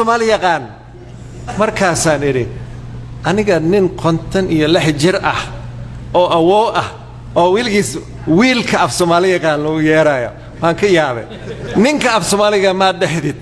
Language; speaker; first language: Somali; non-native, fluent; English